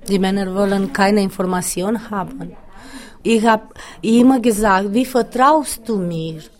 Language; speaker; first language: German; non-native, learner; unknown